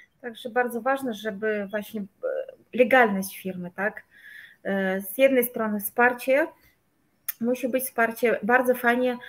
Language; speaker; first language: Polish; non-native, fluent; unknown